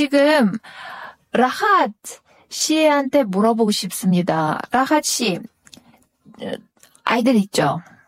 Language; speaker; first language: Korean; non-native, fluent; Kyrgyz